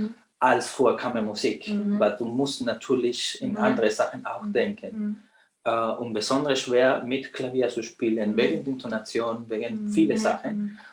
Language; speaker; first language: German; non-native, fluent; Spanish